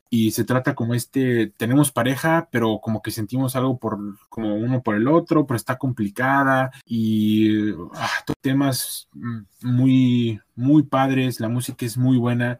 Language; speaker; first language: Spanish; native; Spanish